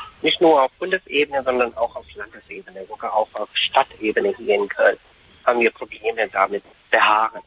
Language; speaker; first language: German; non-native, fluent; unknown